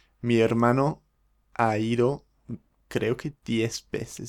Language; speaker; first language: Spanish; non-native, fluent; English